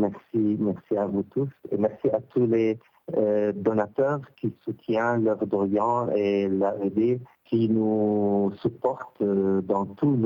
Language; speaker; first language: French; non-native, local second language; Arabic